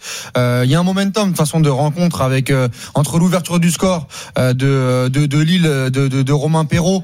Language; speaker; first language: French; native; French